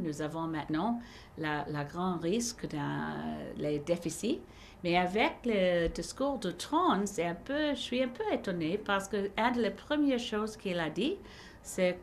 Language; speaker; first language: French; non-native, learner; English